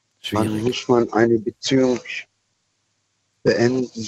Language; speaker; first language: German; non-native, fluent; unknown